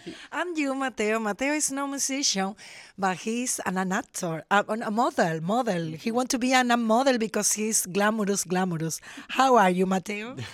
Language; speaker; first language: English; non-native, learner; Spanish